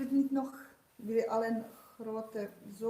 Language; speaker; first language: Dutch; non-native, learner; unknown